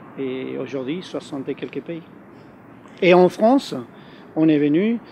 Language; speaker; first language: French; non-native, fluent; Spanish